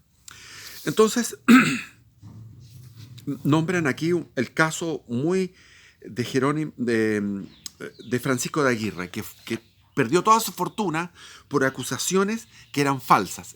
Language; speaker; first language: Spanish; native; Spanish